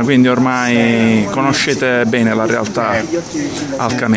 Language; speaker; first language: Italian; native; Italian